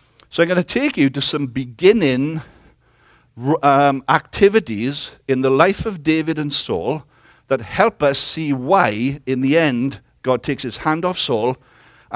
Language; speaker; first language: English; native; English